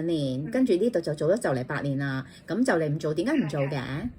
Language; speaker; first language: Cantonese; native; Cantonese